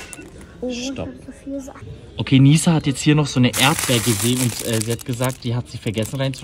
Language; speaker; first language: German; native; German